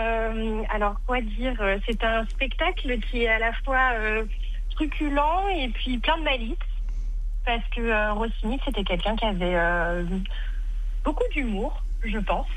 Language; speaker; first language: French; native; French